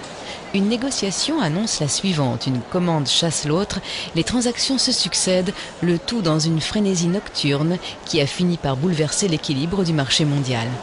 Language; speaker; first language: French; native; French